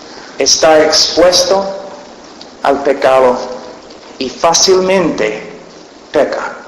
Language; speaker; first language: Spanish; non-native, fluent; English